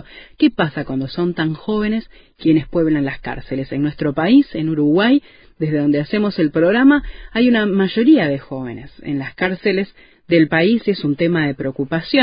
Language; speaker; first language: Spanish; native; Spanish